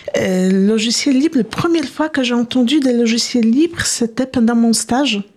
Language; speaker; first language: French; non-native, fluent; Polish